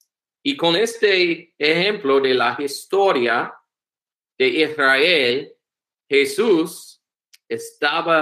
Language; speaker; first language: Spanish; non-native, learner; English